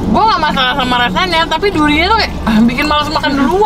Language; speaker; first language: Indonesian; native; Indonesian